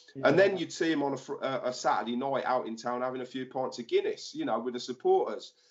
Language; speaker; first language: English; native; English